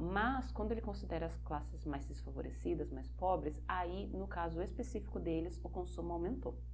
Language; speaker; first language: Portuguese; native; Portuguese